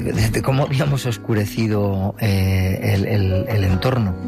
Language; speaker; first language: Spanish; native; Spanish